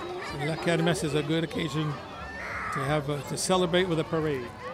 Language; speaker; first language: English; early bilingual, other home language; French